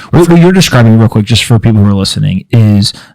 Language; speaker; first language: English; native; English